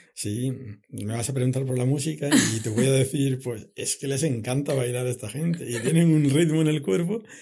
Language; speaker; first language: Spanish; native; Spanish